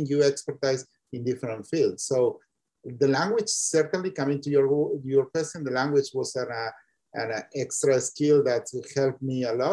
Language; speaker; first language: English; non-native, fluent; Spanish